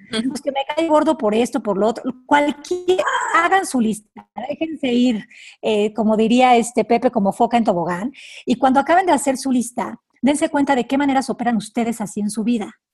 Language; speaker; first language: Spanish; native; Spanish